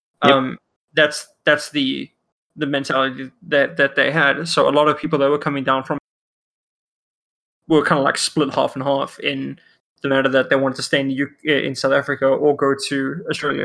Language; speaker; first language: English; non-native, local second language; Afrikaans